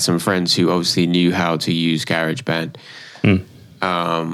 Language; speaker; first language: English; native; English